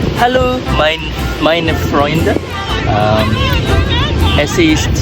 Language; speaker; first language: German; non-native, learner; Filipino